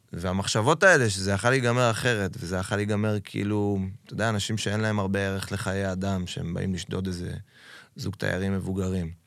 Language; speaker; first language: Hebrew; native; Hebrew